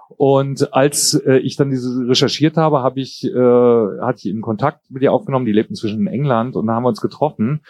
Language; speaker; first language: German; native; German